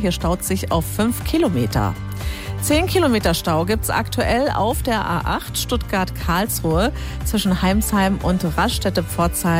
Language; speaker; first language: German; native; German